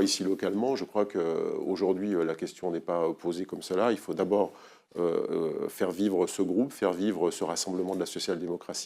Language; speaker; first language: French; native; French